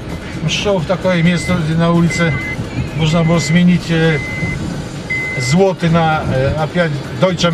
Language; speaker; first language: Russian; non-native, learner; Polish